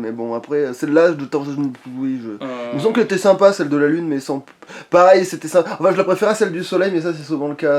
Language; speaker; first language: French; native; French